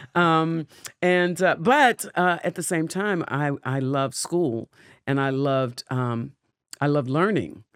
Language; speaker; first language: English; native; English